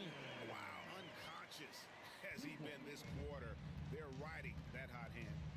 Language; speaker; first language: English; native; English